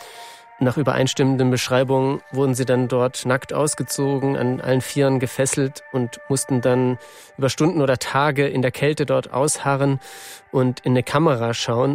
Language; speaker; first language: German; native; German